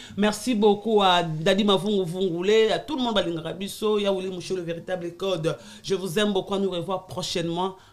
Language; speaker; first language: French; non-native, local second language; Lingala